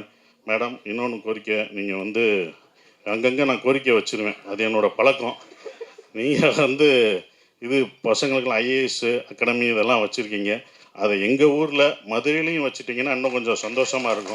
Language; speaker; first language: Tamil; native; Tamil